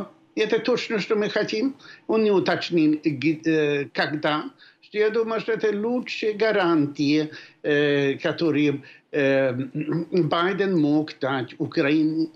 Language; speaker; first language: Russian; non-native, fluent; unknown